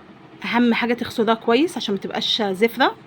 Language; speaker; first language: Arabic; native; Arabic